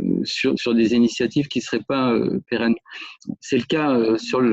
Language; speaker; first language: French; native; French